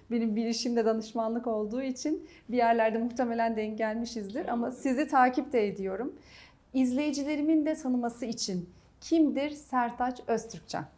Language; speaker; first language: Turkish; native; Turkish